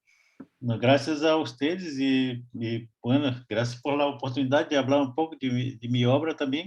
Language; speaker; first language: Spanish; non-native, fluent; Portuguese